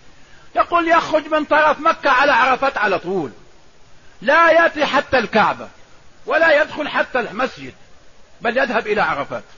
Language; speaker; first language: Arabic; native; Arabic